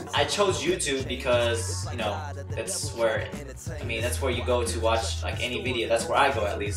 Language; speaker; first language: English; early bilingual, other home language; Korean